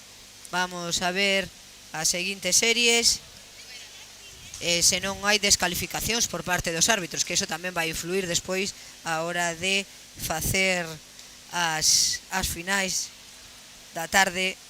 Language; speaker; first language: Galician; non-native, local second language; Spanish